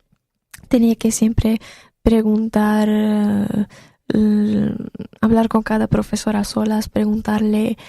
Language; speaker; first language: Spanish; non-native, fluent; Arabic